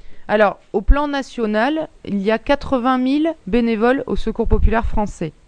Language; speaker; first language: French; native; French